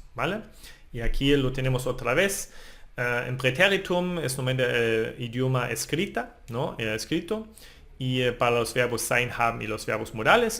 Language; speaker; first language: Spanish; non-native, fluent; German